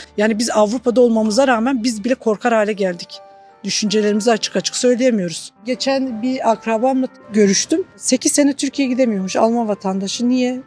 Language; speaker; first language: Turkish; native; Turkish